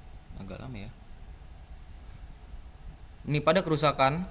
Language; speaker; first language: Indonesian; native; Indonesian